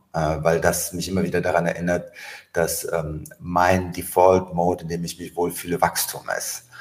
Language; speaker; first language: German; early bilingual, other home language; Arabic